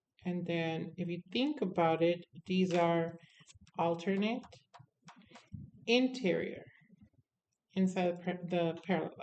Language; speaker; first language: English; native; English